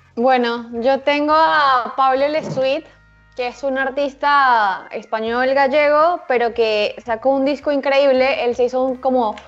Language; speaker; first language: Spanish; native; Spanish